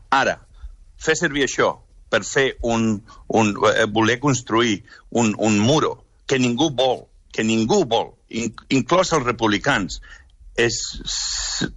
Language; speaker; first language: Catalan; non-native, local second language; Spanish